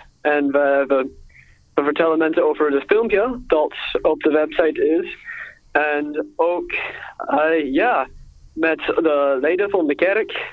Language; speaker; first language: Dutch; non-native, learner; English